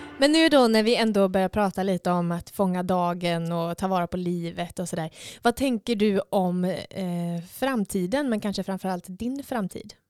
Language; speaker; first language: Swedish; native; Swedish